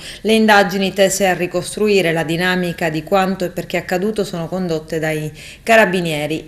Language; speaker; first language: Italian; native; Italian